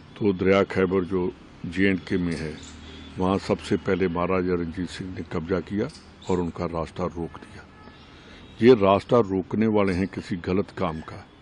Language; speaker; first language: Hindi; non-native, local second language; Punjabi